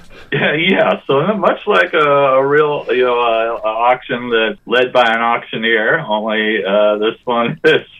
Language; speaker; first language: English; native; English